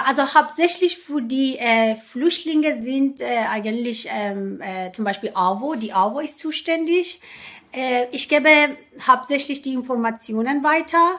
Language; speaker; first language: German; non-native, fluent; Persian